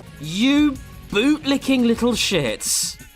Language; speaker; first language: English; native; English